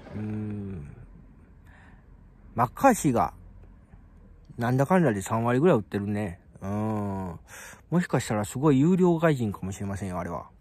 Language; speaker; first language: Japanese; native; Japanese